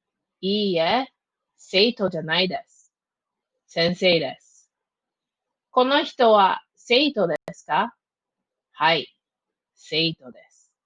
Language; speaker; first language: Japanese; non-native, fluent; English